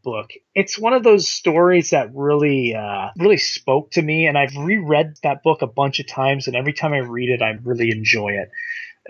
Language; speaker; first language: English; native; English